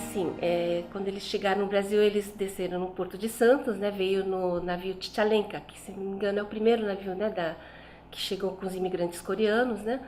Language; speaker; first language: Portuguese; early bilingual, other home language; Korean